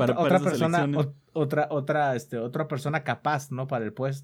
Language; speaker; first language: Spanish; native; Spanish